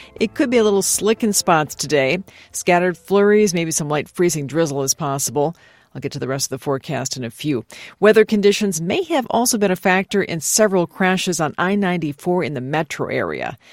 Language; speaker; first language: English; native; English